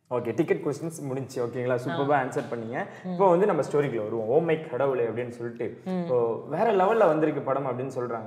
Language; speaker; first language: Tamil; native; Tamil